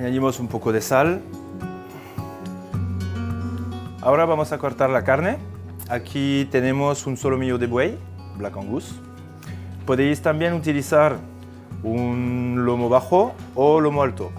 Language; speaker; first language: Spanish; non-native, fluent; French